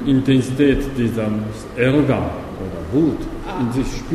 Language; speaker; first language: German; non-native, learner; Japanese